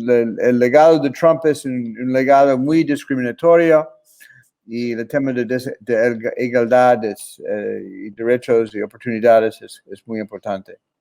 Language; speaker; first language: Spanish; non-native, fluent; English